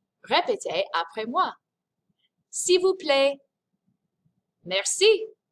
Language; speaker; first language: French; non-native, fluent; English